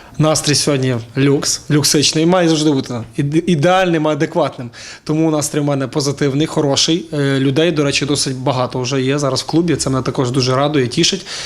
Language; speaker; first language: Ukrainian; native; Ukrainian